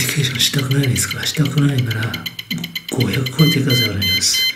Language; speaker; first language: Japanese; non-native, learner; Chinese